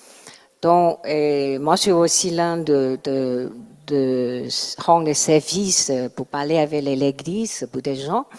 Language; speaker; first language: French; non-native, learner; Chinese